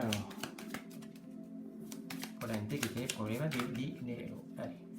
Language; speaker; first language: Spanish; non-native, learner; French